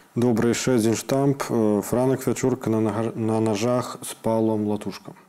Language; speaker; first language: Belarusian; native; Belarusian